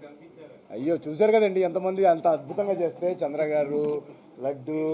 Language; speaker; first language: Telugu; native; Telugu